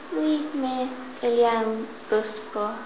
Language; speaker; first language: French; non-native, learner; English